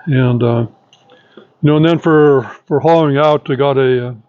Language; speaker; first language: English; native; English